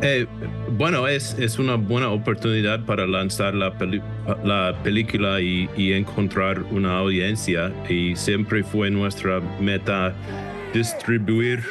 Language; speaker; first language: Spanish; non-native, fluent; English